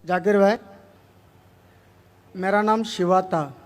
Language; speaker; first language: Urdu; non-native, local second language; Tamil